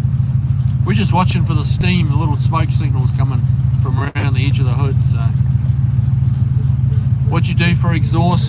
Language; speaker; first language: English; native; English